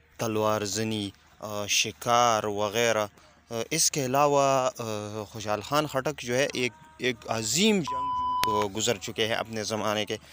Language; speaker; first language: Urdu; non-native, local second language; Pashto